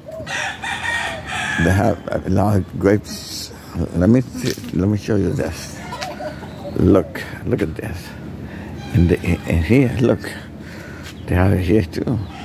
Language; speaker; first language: English; non-native, local second language; Spanish